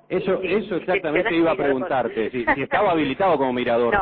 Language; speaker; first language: Spanish; native; Spanish